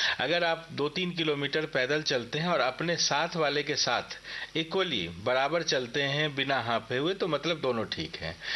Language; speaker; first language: Hindi; native; Hindi